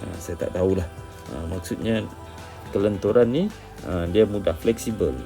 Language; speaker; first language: Malay; native; Malay